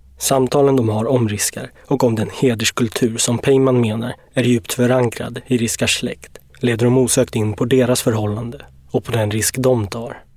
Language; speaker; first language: Swedish; native; Swedish